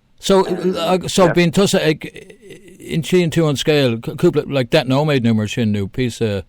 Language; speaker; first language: Irish; non-native, local second language; English